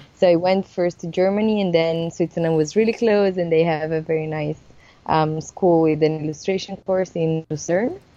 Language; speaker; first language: English; non-native, fluent; Italian